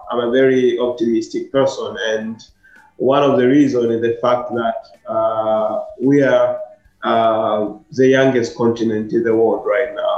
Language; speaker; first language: English; non-native, local second language; Swahili